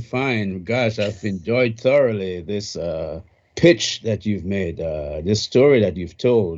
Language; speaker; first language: English; native; English